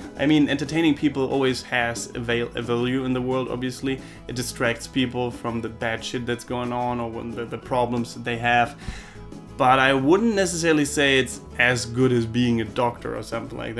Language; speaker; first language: English; non-native, fluent; German